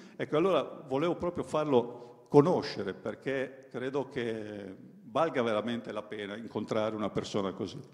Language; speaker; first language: Italian; native; Italian